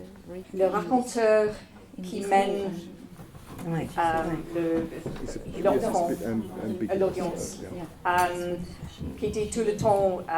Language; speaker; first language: French; non-native, fluent; English